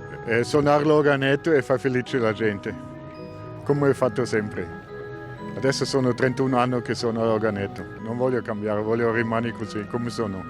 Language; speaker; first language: Italian; non-native, learner; German